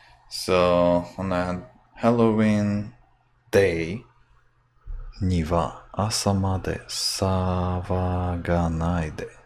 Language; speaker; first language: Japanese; non-native, learner; English